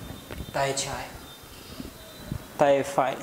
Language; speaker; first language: Vietnamese; non-native, learner; Hindi